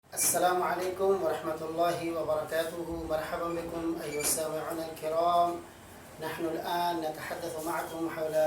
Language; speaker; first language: Arabic; non-native, fluent; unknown